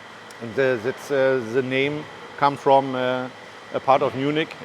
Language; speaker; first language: English; non-native, learner; German